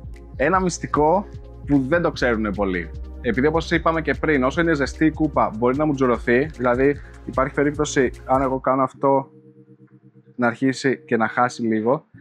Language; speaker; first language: Greek; native; Greek